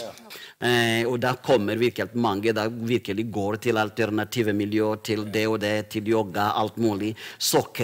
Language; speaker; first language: Norwegian; non-native, fluent; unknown